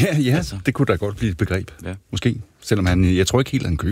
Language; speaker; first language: Danish; native; Danish